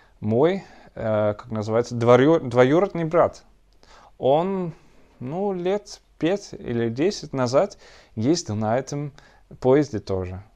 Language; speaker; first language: Russian; non-native, learner; Dutch